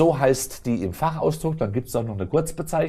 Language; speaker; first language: German; native; German